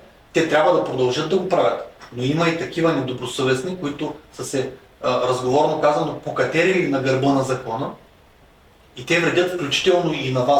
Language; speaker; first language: Bulgarian; native; Bulgarian